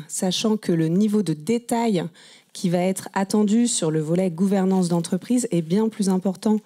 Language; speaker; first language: French; native; French